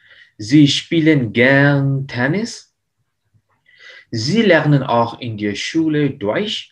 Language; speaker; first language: German; non-native, learner; Hindi